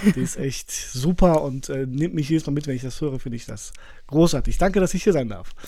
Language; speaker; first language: German; early bilingual, other home language; Polish